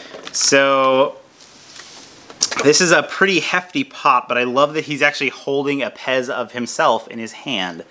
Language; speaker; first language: English; native; English